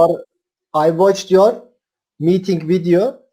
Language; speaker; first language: English; non-native, learner; Turkish